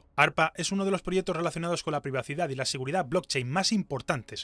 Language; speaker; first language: Spanish; native; Spanish